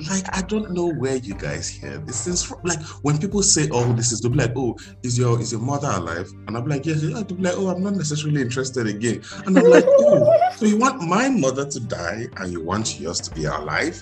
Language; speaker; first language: English; non-native, local second language; Igbo